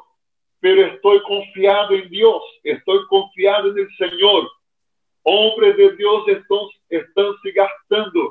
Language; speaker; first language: Spanish; non-native, fluent; Portuguese